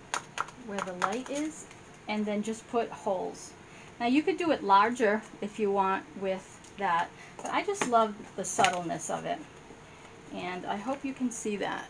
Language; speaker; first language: English; native; English